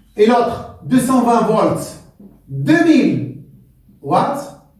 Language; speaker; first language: French; non-native, local second language; Arabic